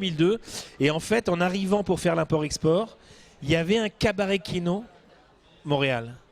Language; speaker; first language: French; native; French